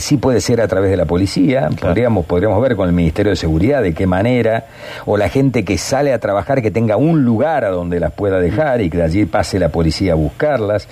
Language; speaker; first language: Spanish; native; Spanish